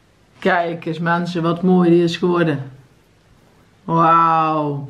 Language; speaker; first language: Dutch; native; Dutch